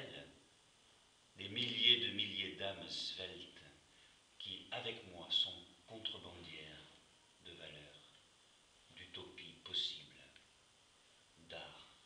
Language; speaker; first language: French; native; French